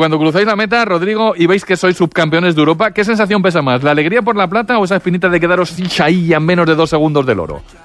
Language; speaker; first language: Spanish; native; Spanish